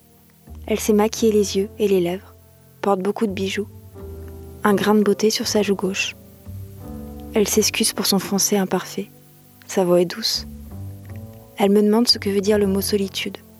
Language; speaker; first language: French; native; French